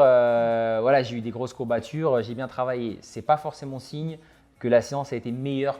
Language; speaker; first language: French; native; French